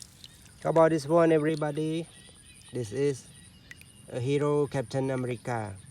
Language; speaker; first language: English; non-native, learner; Indonesian